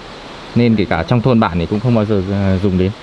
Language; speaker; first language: Vietnamese; native; Vietnamese